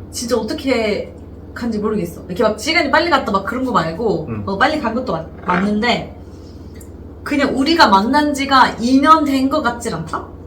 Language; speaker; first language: Korean; non-native, fluent; Turkish